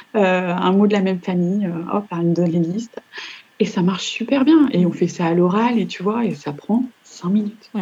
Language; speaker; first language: French; native; French